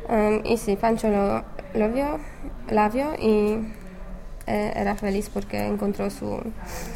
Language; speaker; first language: Spanish; non-native, learner; English